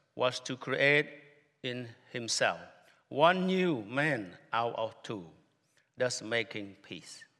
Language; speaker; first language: English; non-native, fluent; Khmer